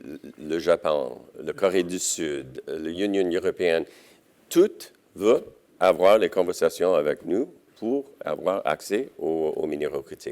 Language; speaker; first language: French; non-native, local second language; English